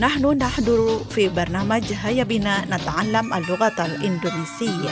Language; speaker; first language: Arabic; non-native, learner; Indonesian